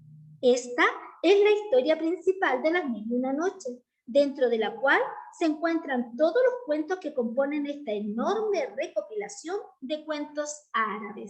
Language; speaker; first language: Spanish; native; Spanish